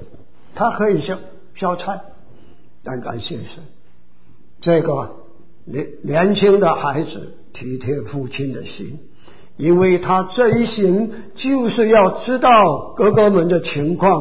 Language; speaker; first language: Chinese; native; Chinese